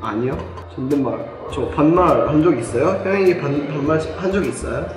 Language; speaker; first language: Korean; non-native, fluent; Bosnian